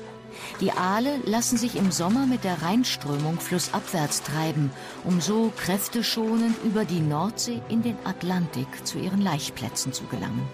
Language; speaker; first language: German; native; German